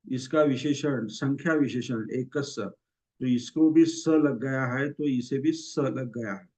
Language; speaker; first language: Hindi; non-native, local second language; Marathi